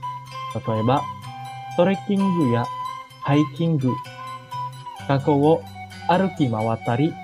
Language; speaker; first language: Japanese; non-native, fluent; Indonesian